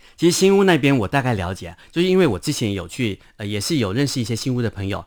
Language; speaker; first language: Chinese; non-native, local second language; Hakka Chinese